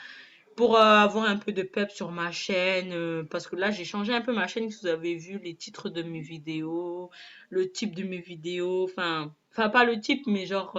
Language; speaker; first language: French; native; French